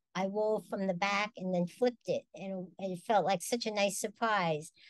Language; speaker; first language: English; native; English